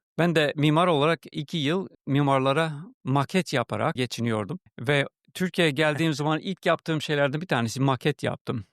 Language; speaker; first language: Turkish; non-native, fluent; English